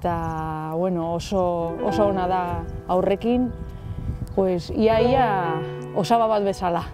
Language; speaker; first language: Basque; non-native, local second language; Spanish